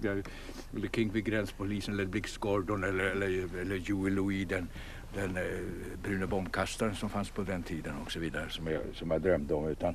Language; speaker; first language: Swedish; native; Swedish